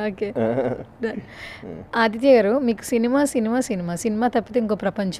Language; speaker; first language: Telugu; native; Telugu